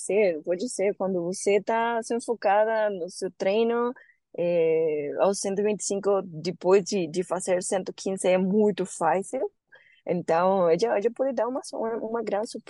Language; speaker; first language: Portuguese; non-native, learner; Spanish